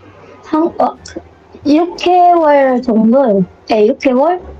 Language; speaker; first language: Korean; non-native, learner; Indonesian